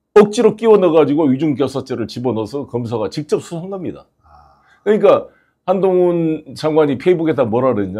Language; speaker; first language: Korean; native; Korean